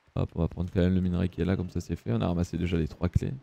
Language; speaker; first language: French; early bilingual, other home language; Italian